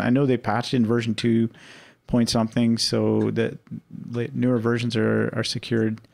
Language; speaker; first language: English; native; English